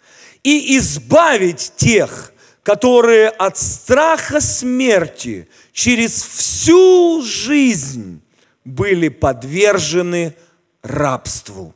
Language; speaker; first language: Russian; native; Russian